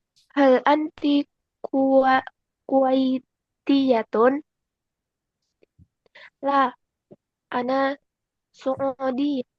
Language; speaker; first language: Arabic; non-native, learner; Indonesian